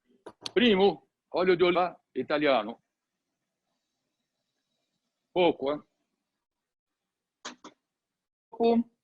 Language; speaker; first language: Italian; non-native, learner; Portuguese